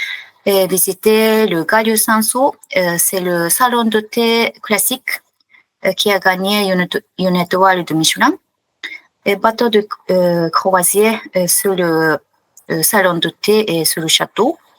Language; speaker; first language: French; non-native, fluent; Japanese